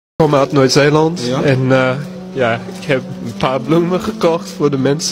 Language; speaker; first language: Dutch; non-native, learner; English